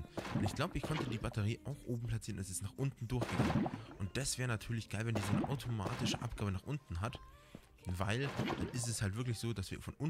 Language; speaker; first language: German; native; German